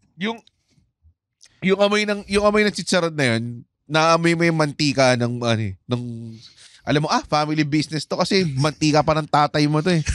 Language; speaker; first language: Filipino; native; Filipino